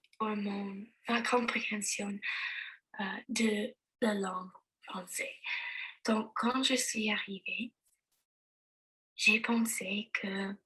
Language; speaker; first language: French; non-native, learner; English